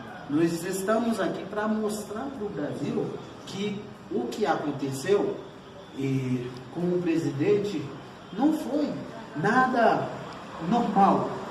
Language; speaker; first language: Portuguese; non-native, fluent; Haitian Creole